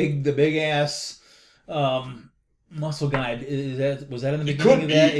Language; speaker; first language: English; native; English